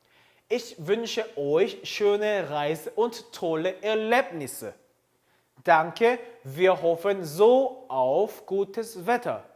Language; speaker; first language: German; non-native, fluent; Korean